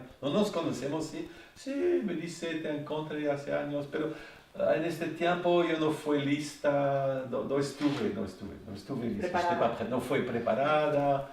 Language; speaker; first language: Spanish; non-native, fluent; French